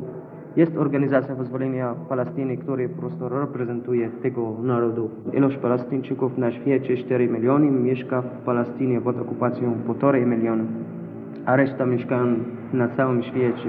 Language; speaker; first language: Polish; non-native, learner; Arabic